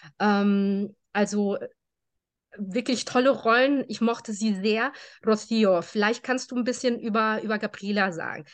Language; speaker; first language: German; native; German